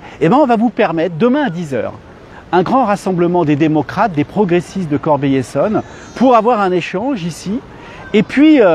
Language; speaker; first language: French; native; French